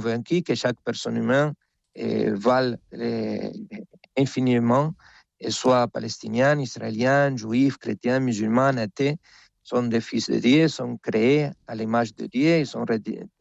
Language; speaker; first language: French; non-native, fluent; Spanish